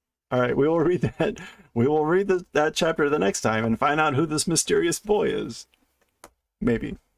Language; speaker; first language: English; native; English